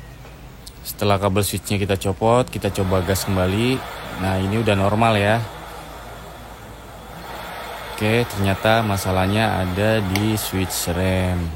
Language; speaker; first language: Indonesian; native; Indonesian